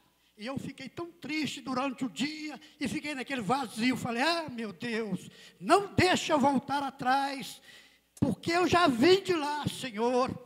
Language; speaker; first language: Portuguese; native; Portuguese